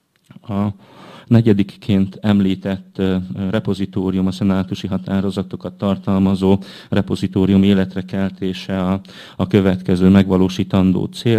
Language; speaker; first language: Hungarian; native; Hungarian